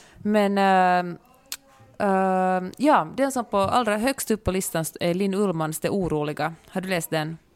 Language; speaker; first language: Swedish; native; Swedish